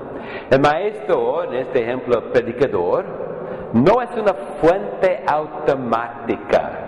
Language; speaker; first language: Spanish; non-native, fluent; English